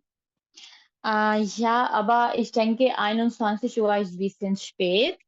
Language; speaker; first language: German; non-native, learner; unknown